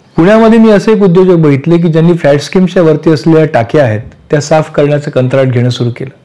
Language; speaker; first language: Marathi; native; Marathi